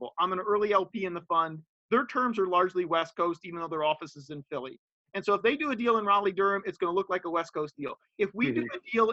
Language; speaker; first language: English; native; English